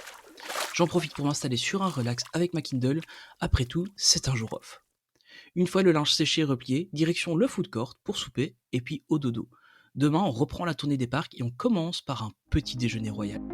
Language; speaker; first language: French; native; French